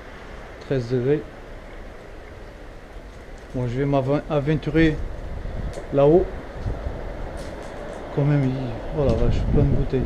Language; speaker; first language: French; non-native, fluent; Portuguese